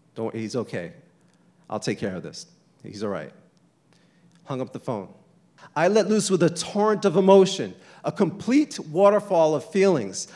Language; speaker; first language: English; native; English